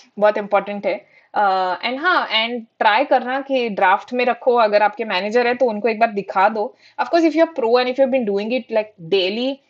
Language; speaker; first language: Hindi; non-native, local second language; Marathi